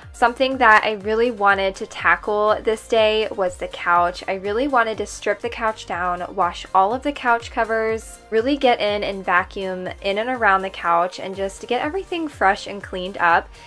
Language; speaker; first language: English; native; English